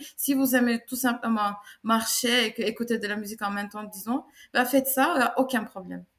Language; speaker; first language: French; non-native, fluent; Turkish